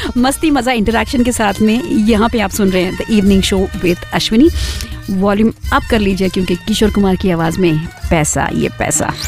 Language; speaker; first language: Hindi; non-native, local second language; Marathi